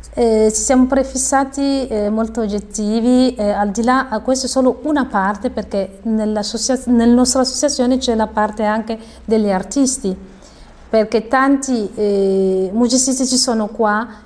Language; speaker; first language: Italian; non-native, fluent; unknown